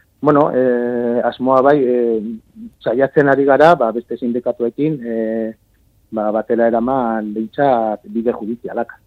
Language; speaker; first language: Basque; non-native, local second language; Spanish